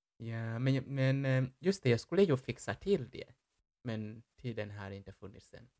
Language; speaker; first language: Swedish; non-native, fluent; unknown